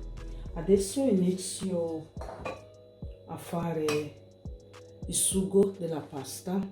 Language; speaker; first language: Italian; non-native, learner; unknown